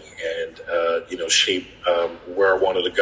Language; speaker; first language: English; native; English